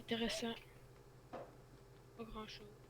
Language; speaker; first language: French; native; French